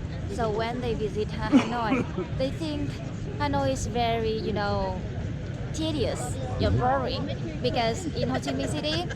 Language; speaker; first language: English; non-native, learner; Vietnamese